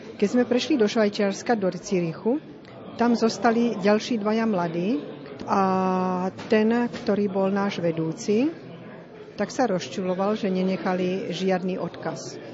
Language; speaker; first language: Slovak; native; Slovak